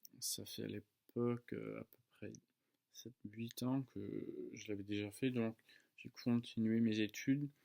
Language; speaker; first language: French; non-native, fluent; English